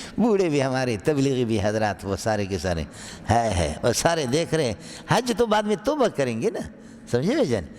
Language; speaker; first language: Urdu; non-native, local second language; Brahui